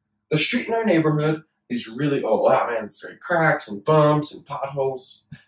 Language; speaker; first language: English; native; English